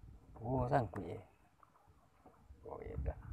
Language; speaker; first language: Indonesian; native; Indonesian